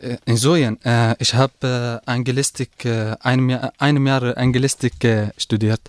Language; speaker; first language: German; non-native, learner; Arabic